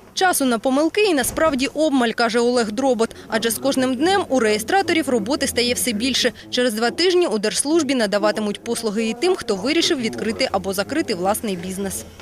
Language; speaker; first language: Ukrainian; native; Ukrainian